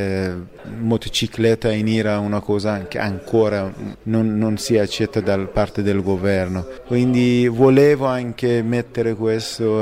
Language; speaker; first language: Italian; non-native, fluent; Persian